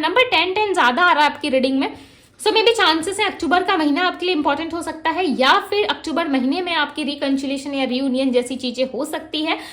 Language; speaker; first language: Hindi; native; Hindi